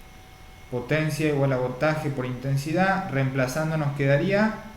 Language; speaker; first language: Spanish; native; Spanish